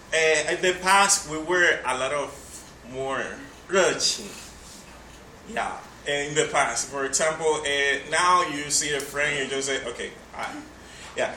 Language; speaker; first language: English; non-native, fluent; Spanish